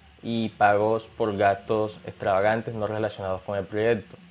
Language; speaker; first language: Spanish; native; Spanish